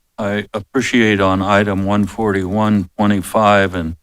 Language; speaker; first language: English; native; English